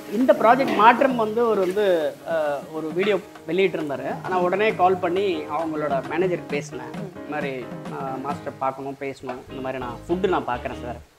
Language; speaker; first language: Tamil; native; Tamil